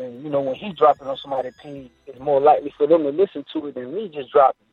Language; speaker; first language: English; native; English